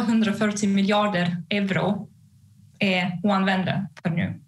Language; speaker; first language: Swedish; non-native, fluent; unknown